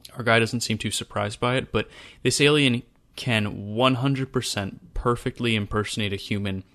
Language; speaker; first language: English; native; English